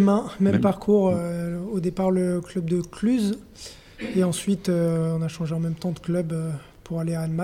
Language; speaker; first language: French; native; French